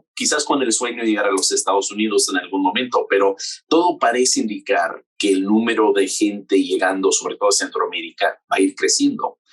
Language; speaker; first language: Spanish; non-native, fluent; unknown